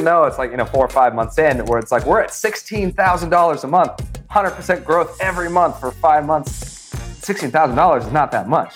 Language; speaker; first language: English; native; English